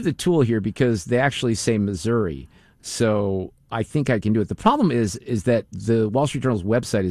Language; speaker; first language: English; native; English